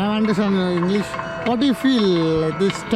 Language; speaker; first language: English; non-native, learner; Tamil